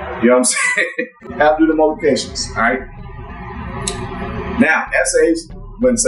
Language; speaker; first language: English; native; English